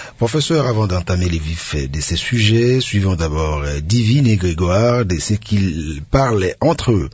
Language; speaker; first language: French; non-native, local second language; Lingala